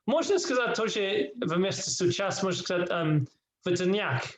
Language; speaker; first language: Russian; non-native, learner; English